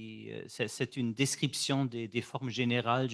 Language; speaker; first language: French; non-native, fluent; English